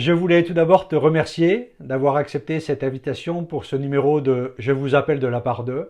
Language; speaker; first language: French; native; French